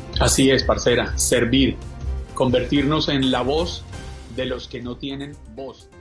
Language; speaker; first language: Spanish; native; Spanish